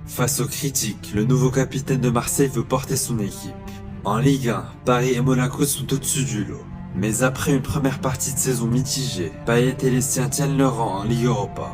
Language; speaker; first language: French; native; French